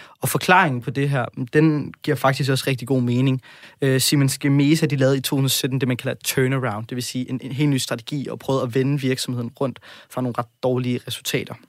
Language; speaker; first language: Danish; native; Danish